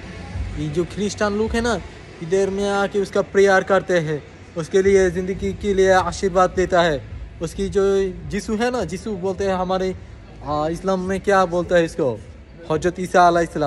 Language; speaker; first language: Hindi; non-native, learner; Bangla